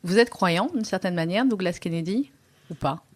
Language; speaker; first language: French; native; French